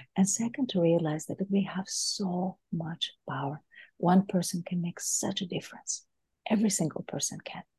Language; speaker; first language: English; non-native, fluent; Greek